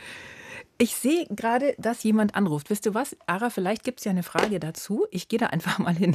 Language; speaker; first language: German; native; German